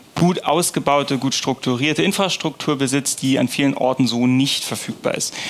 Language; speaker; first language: German; native; German